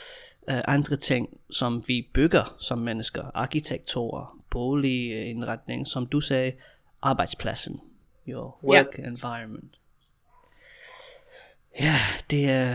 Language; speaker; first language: Danish; non-native, fluent; English